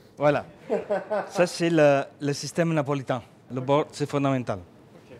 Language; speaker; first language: French; non-native, learner; Italian